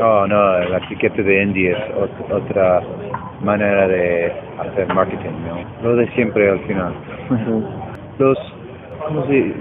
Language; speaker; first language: Spanish; non-native, fluent; English